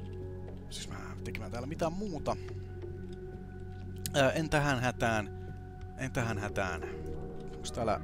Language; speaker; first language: Finnish; native; Finnish